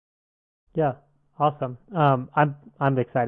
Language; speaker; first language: English; native; English